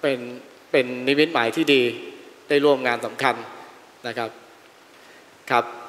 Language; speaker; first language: Thai; native; Thai